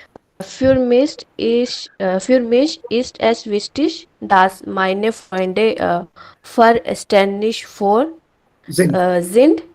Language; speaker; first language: German; non-native, learner; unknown